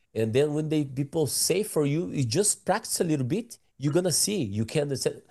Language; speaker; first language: English; non-native, learner; Portuguese